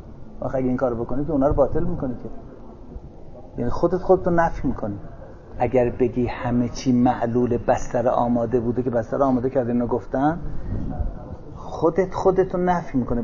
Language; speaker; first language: Persian; native; Persian